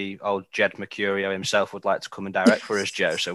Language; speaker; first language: English; native; English